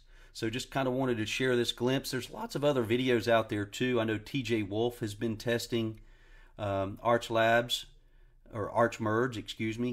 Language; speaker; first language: English; native; English